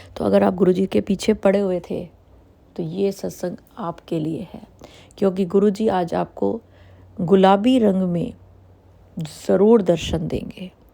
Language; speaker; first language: Hindi; native; Hindi